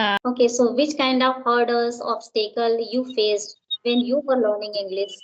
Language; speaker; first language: English; non-native, local second language; Hindi